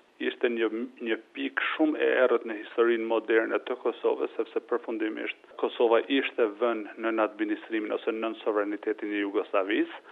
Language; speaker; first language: Albanian; native; Albanian